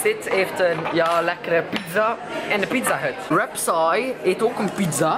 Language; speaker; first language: Dutch; native; Dutch